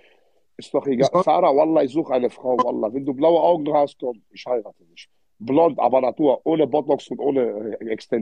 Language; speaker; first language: German; early bilingual, other home language; Arabic